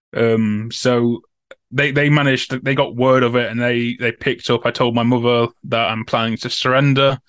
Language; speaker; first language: English; native; English